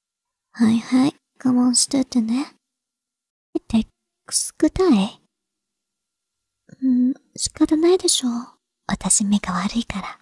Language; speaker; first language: Japanese; non-native, learner; Chinese